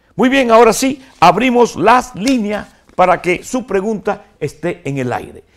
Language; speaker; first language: Spanish; native; Spanish